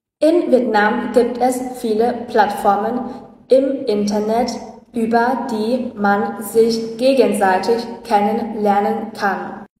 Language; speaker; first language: German; non-native, fluent; Vietnamese